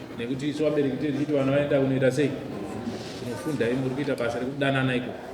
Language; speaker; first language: Shona; native; Shona